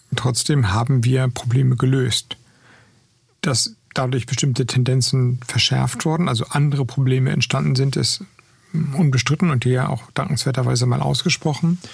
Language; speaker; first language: German; native; German